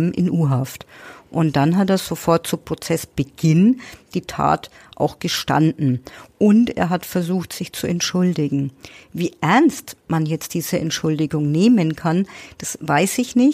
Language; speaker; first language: German; native; German